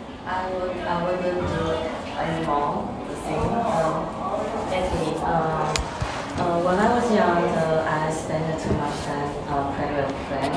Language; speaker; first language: English; non-native, learner; Chinese